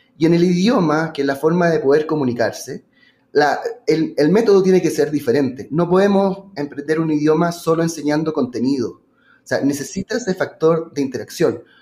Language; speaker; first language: Spanish; native; Spanish